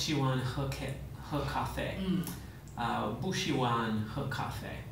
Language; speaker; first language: Chinese; non-native, learner; English